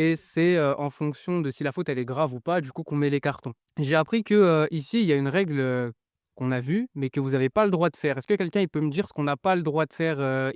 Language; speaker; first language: French; native; French